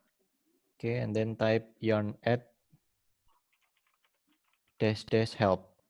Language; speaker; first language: English; non-native, fluent; Indonesian